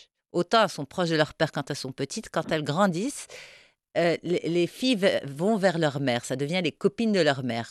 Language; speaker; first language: French; non-native, local second language; Arabic